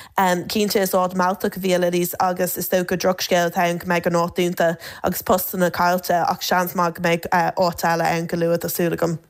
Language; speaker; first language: Irish; native; Irish